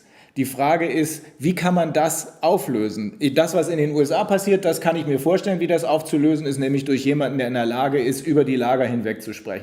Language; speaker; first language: German; native; German